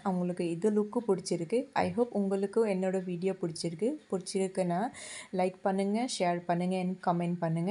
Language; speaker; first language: Tamil; non-native, fluent; Assamese